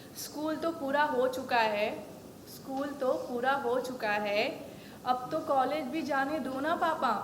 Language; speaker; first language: Hindi; native; Hindi